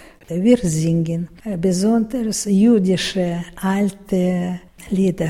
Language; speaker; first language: German; non-native, learner; Russian